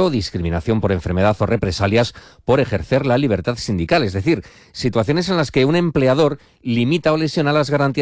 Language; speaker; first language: Spanish; native; Spanish